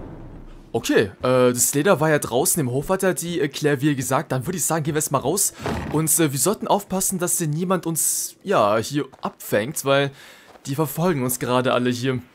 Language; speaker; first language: German; native; German